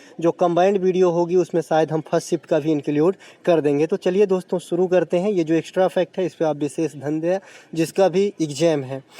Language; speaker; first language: Hindi; native; Hindi